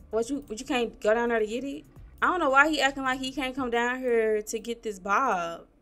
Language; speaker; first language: English; native; English